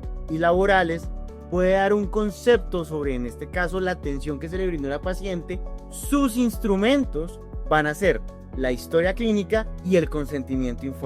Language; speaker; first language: Spanish; native; Spanish